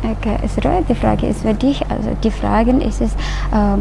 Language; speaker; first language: German; non-native, learner; Indonesian